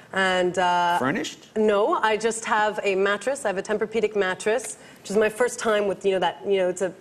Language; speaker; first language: English; native; English